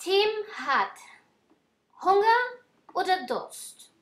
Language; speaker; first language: German; non-native, fluent; Spanish